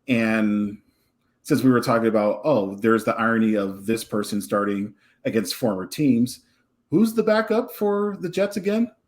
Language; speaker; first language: English; native; English